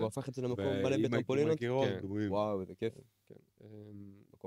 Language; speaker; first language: Hebrew; native; Hebrew